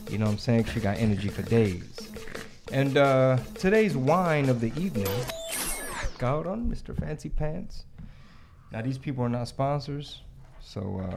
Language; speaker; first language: English; early bilingual, other home language; Spanish